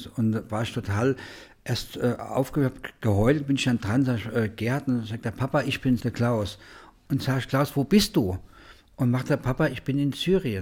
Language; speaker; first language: German; native; German